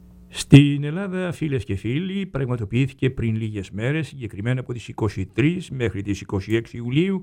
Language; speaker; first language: Greek; native; Greek